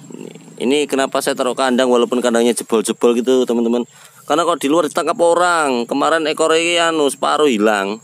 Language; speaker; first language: Malay; native; Malay